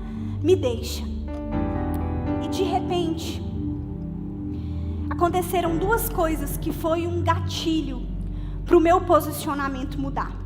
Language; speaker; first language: Portuguese; native; Portuguese